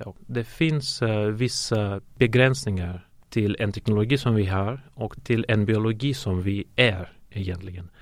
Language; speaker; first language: Swedish; non-native, fluent; Russian